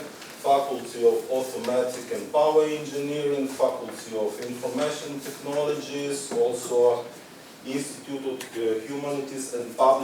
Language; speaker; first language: English; non-native, learner; Ukrainian